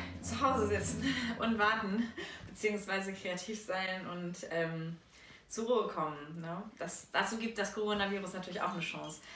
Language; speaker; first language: German; native; German